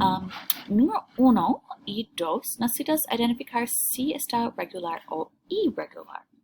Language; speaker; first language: Spanish; non-native, learner; English